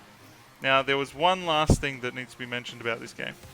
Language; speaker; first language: English; native; English